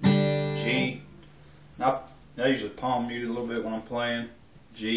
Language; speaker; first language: English; native; English